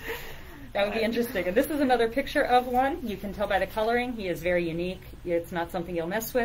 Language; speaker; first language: English; native; English